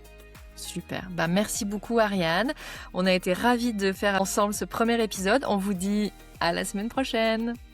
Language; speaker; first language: French; native; French